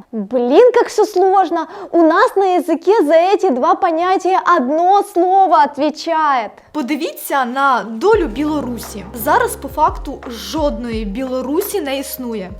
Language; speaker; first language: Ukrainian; non-native, local second language; Russian